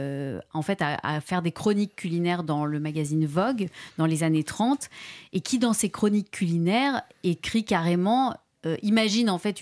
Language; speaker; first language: French; native; French